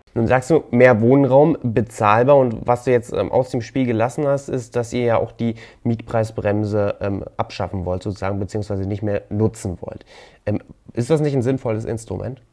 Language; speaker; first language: German; native; German